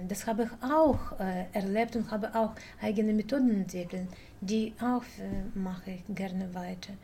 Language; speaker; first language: German; non-native, fluent; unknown